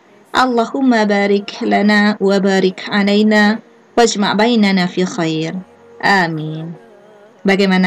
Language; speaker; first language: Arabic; non-native, fluent; Indonesian